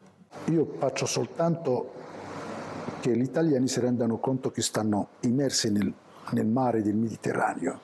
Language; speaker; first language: Italian; non-native, fluent; Arabic